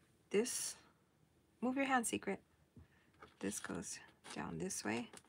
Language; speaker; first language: English; native; English